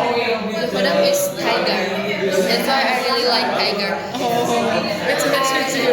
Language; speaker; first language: English; non-native, learner; Indonesian